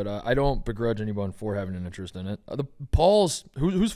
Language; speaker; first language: English; native; English